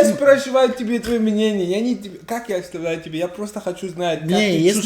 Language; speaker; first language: Russian; non-native, learner; English